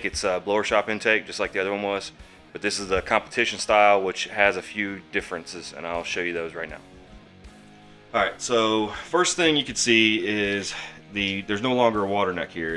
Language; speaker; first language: English; native; English